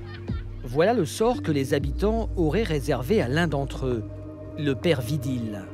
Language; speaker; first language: French; native; French